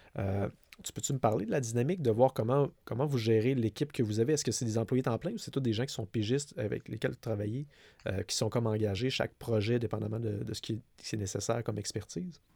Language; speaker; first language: French; native; French